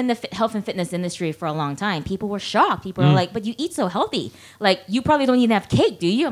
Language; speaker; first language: English; non-native, local second language; Cantonese